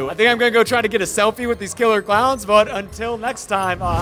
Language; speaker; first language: English; native; English